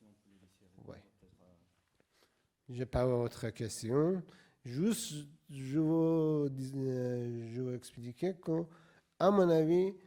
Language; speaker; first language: French; non-native, learner; Persian